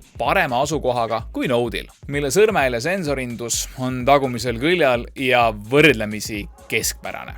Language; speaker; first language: Estonian; native; Estonian